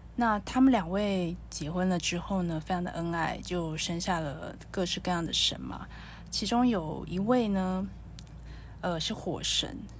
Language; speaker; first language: Chinese; native; Chinese